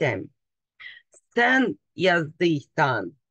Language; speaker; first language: Turkish; non-native, fluent; Russian